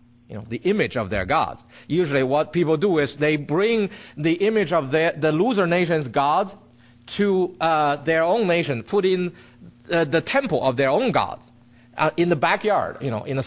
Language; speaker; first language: English; non-native, fluent; Chinese